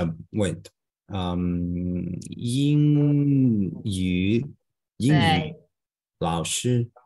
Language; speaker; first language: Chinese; non-native, learner; Spanish